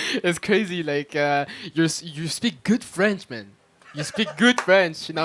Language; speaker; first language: English; non-native, fluent; French